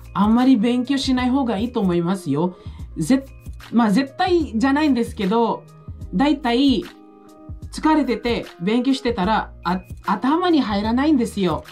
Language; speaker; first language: Japanese; non-native, fluent; Filipino